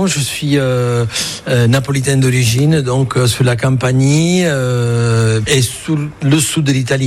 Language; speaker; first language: French; non-native, fluent; Italian